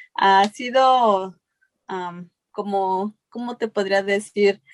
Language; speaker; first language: Spanish; native; Spanish